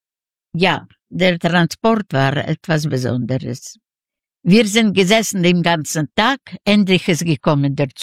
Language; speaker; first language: German; non-native, learner; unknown